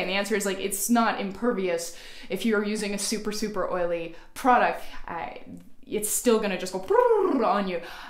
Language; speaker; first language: English; native; English